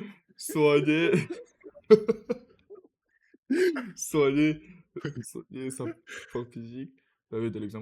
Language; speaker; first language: French; non-native, learner; Russian